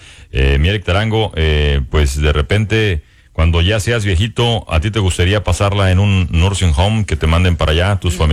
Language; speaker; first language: Spanish; native; Spanish